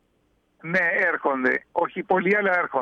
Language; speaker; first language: Greek; early bilingual, heritage; Spanish